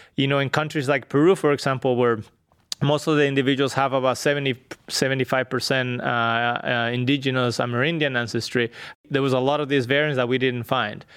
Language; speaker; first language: English; non-native, fluent; Spanish